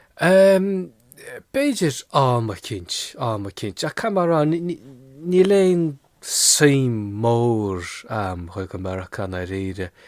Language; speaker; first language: Irish; non-native, local second language; English